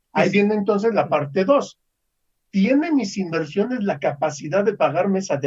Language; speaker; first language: Spanish; native; Spanish